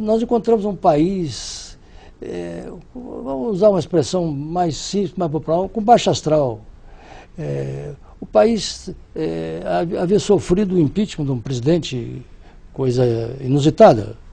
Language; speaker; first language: Portuguese; native; Portuguese